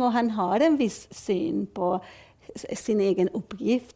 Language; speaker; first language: Swedish; non-native, fluent; Spanish